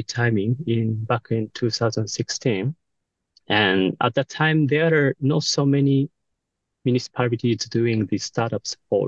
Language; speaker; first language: English; non-native, fluent; Japanese